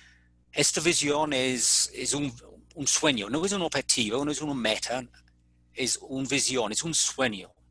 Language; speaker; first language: Spanish; non-native, fluent; English